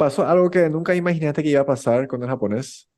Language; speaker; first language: Spanish; non-native, local second language; Japanese